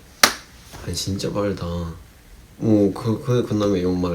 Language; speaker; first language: Korean; non-native, fluent; Japanese